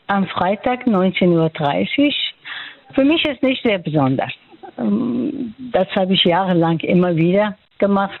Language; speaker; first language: German; non-native, fluent; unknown